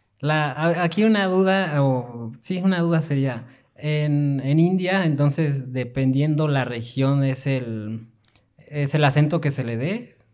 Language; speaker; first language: Spanish; native; Spanish